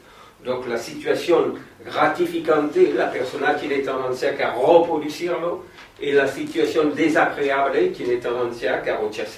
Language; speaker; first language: Spanish; non-native, fluent; French